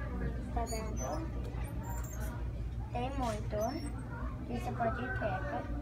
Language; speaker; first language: Portuguese; early bilingual, heritage; Portuguese